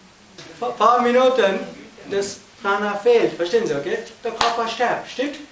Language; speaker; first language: German; non-native, fluent; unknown